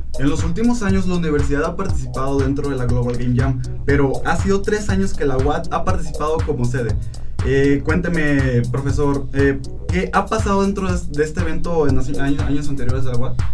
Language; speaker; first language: Spanish; native; Spanish